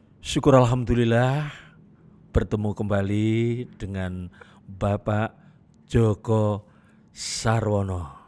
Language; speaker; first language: Indonesian; non-native, local second language; Javanese